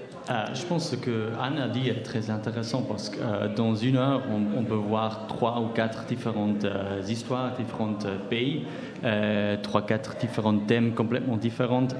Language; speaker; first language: French; non-native, fluent; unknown